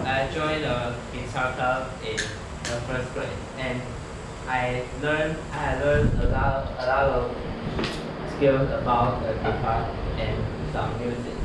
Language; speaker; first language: English; non-native, learner; Chinese